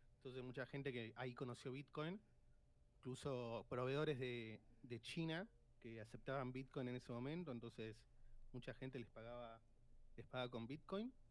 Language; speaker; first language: Spanish; native; Spanish